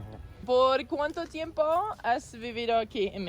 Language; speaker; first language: Spanish; non-native, learner; English